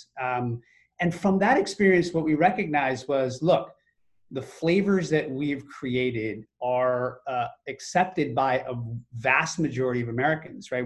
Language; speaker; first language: English; native; English